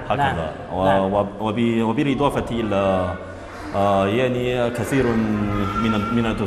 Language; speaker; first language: Arabic; non-native, learner; Chinese